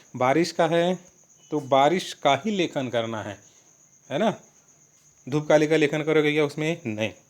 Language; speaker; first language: Hindi; non-native, local second language; Marathi